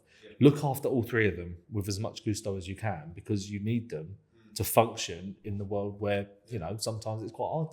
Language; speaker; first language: English; native; English